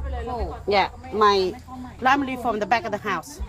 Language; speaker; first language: English; non-native, learner; Thai